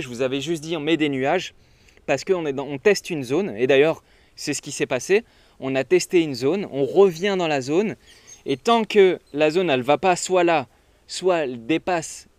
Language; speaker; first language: French; native; French